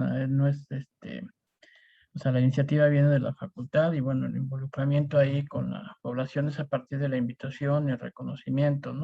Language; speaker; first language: Spanish; native; Spanish